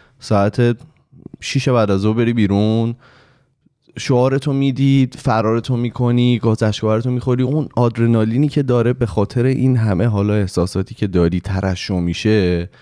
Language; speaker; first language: Persian; native; Persian